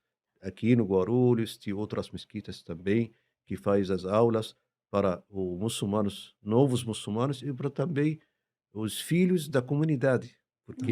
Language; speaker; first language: Portuguese; non-native, fluent; Arabic